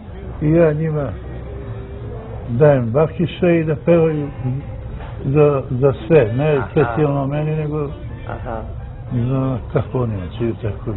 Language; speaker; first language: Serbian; non-native, local second language; Romany